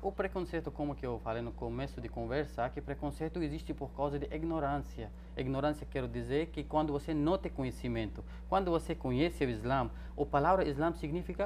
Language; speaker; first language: Portuguese; non-native, fluent; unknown